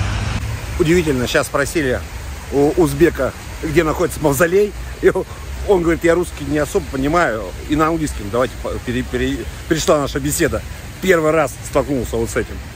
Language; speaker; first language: Russian; native; Russian